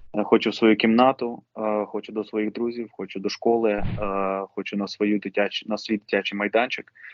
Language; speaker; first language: Ukrainian; non-native, local second language; Russian